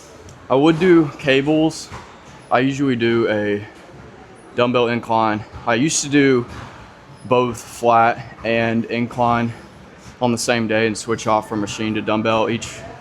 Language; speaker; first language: English; native; English